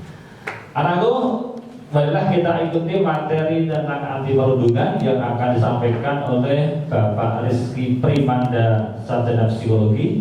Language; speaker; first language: Indonesian; native; Indonesian